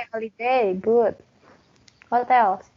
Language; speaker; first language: English; non-native, learner; Indonesian